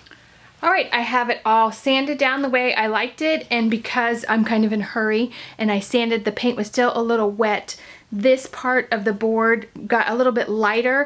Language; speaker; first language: English; native; English